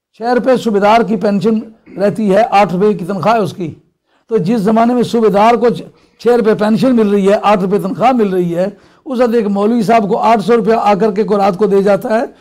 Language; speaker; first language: Urdu; non-native, local second language; Punjabi